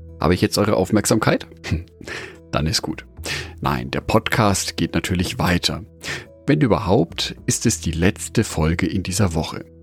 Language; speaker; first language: German; native; German